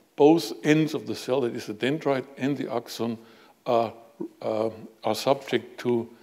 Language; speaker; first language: English; non-native, fluent; German